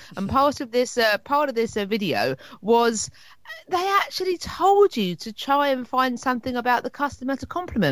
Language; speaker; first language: English; native; English